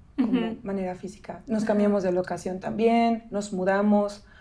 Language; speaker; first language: Spanish; native; Spanish